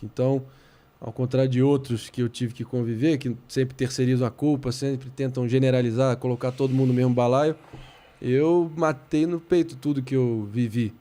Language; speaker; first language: Portuguese; native; Portuguese